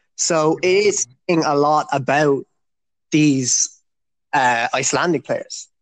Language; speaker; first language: English; native; English